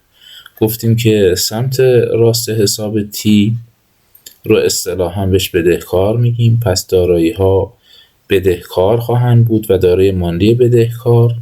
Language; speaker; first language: Persian; native; Persian